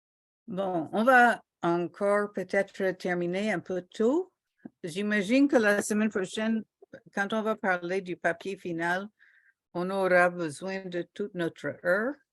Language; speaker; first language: French; non-native, local second language; Haitian Creole